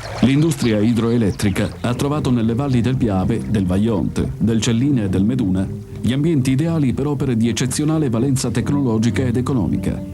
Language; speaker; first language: Italian; native; Italian